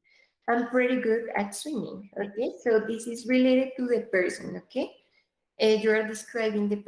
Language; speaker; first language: English; non-native, fluent; Spanish